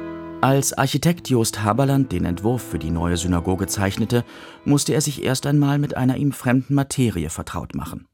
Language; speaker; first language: German; native; German